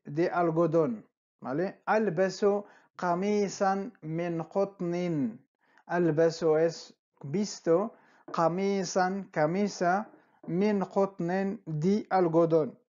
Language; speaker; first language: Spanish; non-native, fluent; Arabic